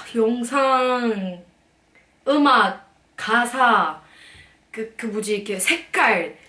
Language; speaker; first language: Korean; non-native, fluent; Arabic